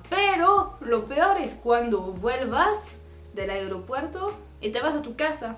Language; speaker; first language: Spanish; non-native, learner; French